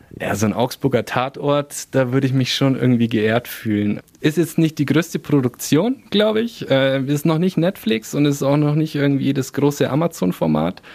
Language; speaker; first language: German; native; German